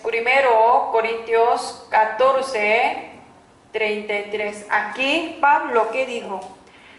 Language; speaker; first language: Spanish; non-native, fluent; Korean